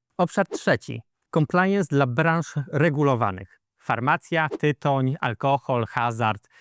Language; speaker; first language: Polish; native; Polish